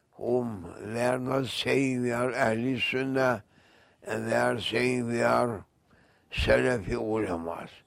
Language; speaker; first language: English; non-native, fluent; Turkish